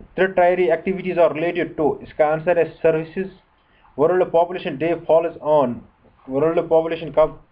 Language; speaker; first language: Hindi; non-native, local second language; Kashmiri